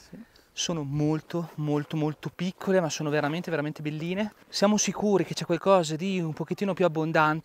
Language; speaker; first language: Italian; native; Italian